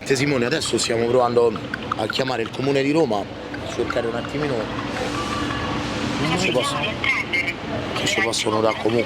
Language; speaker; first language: Italian; native; Italian